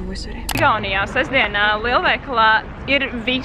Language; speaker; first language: Latvian; native; Latvian